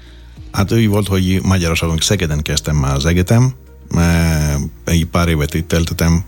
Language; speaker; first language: Hungarian; non-native, fluent; Greek